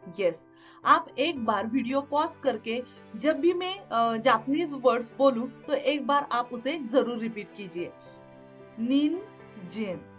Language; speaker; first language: Hindi; non-native, local second language; Marathi